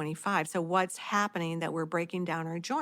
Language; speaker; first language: English; native; English